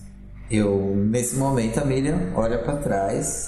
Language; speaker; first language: Portuguese; native; Portuguese